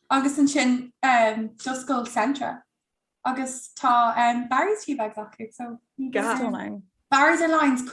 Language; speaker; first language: Irish; non-native, local second language; English